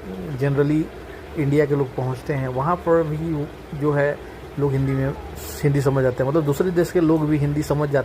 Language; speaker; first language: Hindi; non-native, local second language; Bhojpuri